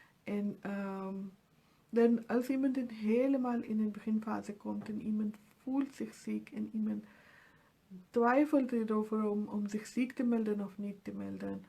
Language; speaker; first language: Dutch; non-native, fluent; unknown